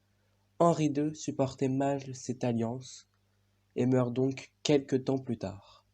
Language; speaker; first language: French; native; French